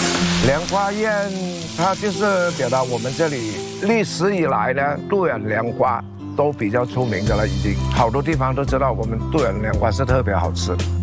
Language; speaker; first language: Chinese; non-native, local second language; Cantonese